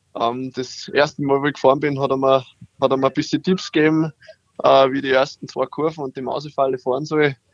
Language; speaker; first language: German; native; German